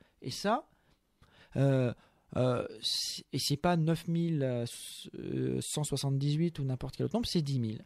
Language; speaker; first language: French; native; French